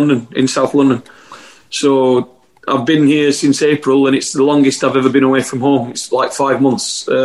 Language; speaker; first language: English; native; English